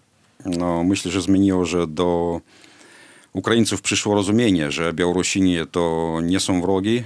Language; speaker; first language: Polish; non-native, fluent; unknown